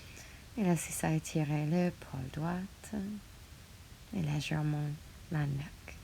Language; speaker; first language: French; non-native, fluent; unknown